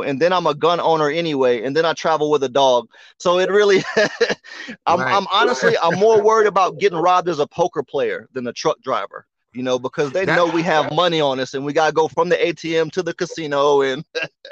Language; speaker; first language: English; native; English